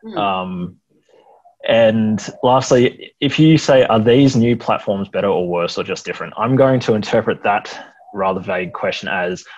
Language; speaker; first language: English; native; English